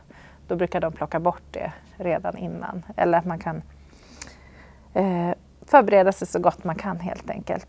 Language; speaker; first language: Swedish; native; Swedish